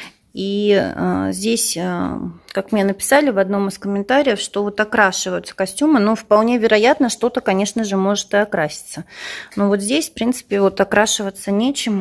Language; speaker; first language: Russian; native; Russian